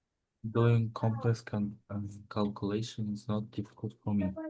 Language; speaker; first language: English; non-native, learner; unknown